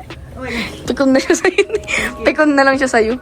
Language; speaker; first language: Filipino; native; Filipino